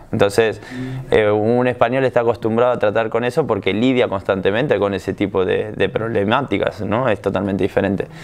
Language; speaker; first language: Spanish; native; Spanish